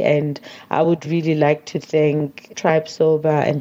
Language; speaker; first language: English; non-native, local second language; Tswana